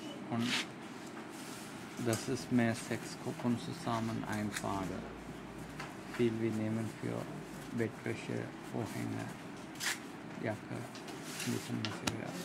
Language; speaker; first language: German; non-native, learner; Sinhala